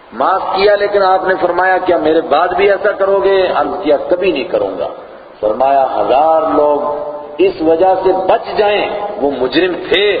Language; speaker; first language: Urdu; non-native, local second language; Punjabi